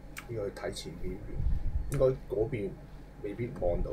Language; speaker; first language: Cantonese; native; Cantonese